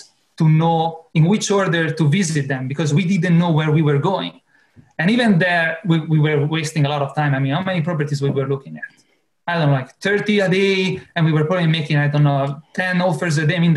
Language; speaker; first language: English; non-native, fluent; Italian